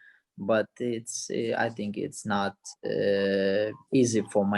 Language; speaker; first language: English; non-native, learner; Russian